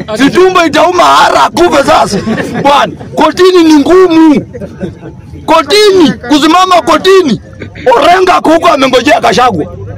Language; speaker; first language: Swahili; native; Swahili